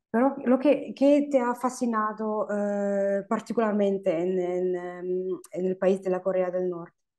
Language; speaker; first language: Spanish; non-native, fluent; German